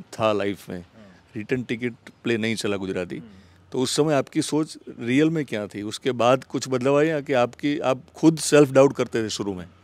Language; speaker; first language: Hindi; non-native, local second language; Gujarati